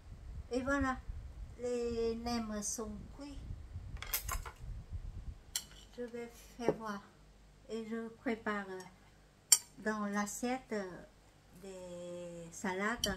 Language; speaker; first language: French; non-native, fluent; Vietnamese